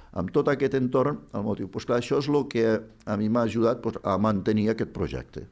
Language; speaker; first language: Catalan; native; Catalan